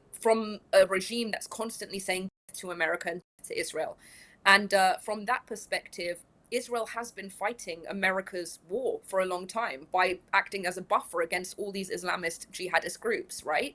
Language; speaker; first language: English; early bilingual, other home language; Persian